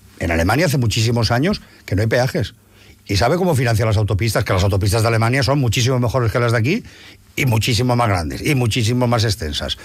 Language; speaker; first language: Spanish; non-native, local second language; Catalan